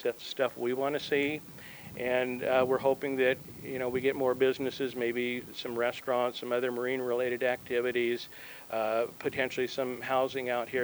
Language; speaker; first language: English; native; English